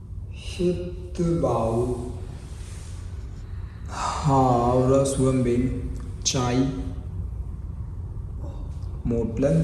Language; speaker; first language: Vietnamese; non-native, fluent; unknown